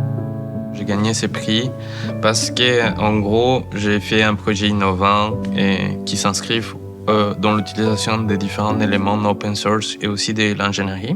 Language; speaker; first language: French; non-native, fluent; Spanish